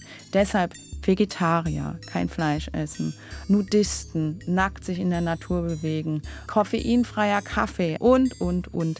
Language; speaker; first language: German; native; German